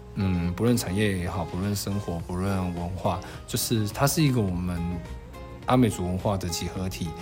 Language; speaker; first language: Chinese; native; Chinese